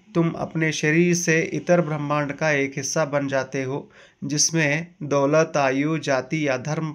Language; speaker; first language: Hindi; non-native, local second language; Kannada